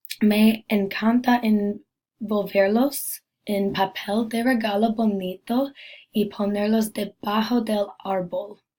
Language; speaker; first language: Spanish; non-native, learner; English